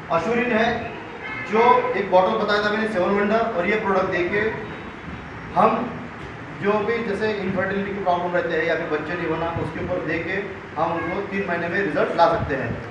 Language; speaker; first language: Hindi; non-native, local second language; Marathi